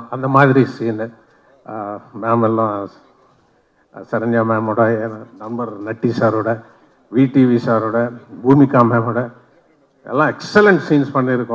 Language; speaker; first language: Tamil; non-native, local second language; Telugu